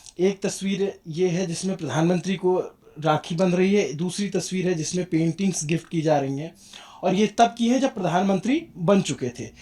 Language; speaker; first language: Hindi; native; Hindi